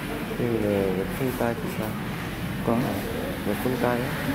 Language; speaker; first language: Vietnamese; non-native, fluent; Japanese